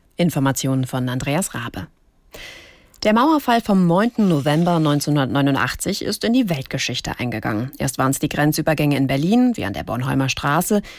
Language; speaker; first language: German; native; German